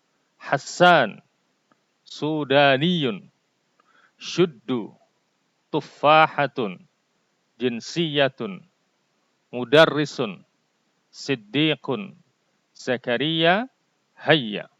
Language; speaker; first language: Arabic; non-native, fluent; Indonesian